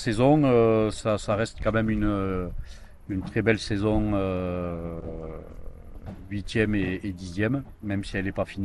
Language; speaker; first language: French; native; French